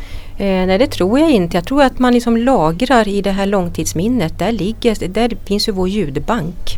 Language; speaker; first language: Swedish; native; Swedish